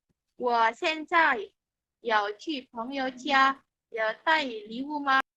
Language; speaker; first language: Chinese; non-native, learner; Indonesian